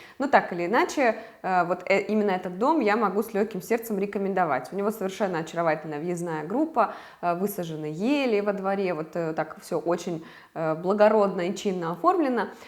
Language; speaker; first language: Russian; native; Russian